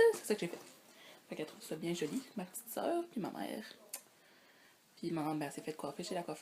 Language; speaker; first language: French; native; French